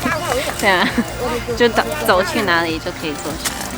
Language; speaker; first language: Chinese; non-native, fluent; English